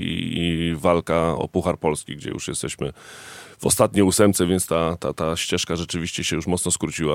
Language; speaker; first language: Polish; native; Polish